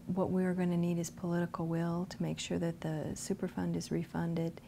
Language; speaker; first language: English; native; English